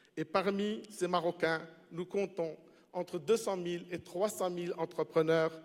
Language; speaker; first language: French; non-native, local second language; Arabic